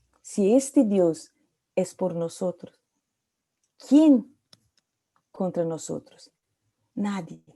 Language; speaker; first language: Portuguese; non-native, learner; Spanish